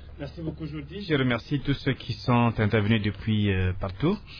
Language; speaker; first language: French; non-native, local second language; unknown